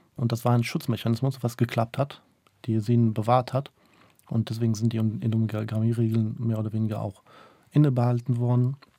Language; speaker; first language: German; early bilingual, other home language; Kurdish